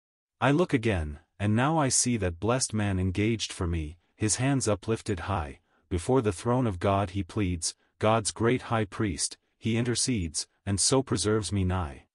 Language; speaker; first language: English; native; English